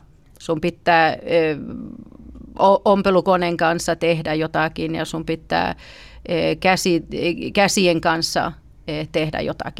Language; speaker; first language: Finnish; early bilingual, heritage; Finnish